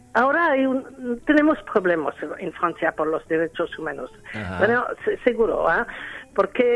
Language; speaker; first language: Spanish; non-native, learner; French